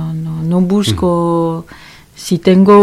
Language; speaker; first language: Spanish; non-native, learner; French